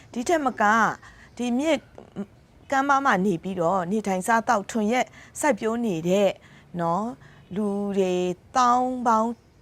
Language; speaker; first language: Burmese; non-native, local second language; S'gaw Karen